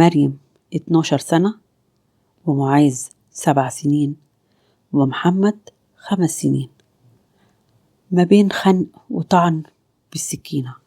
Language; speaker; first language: Arabic; native; Arabic